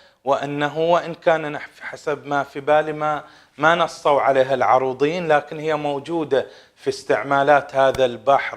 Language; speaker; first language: Arabic; native; Arabic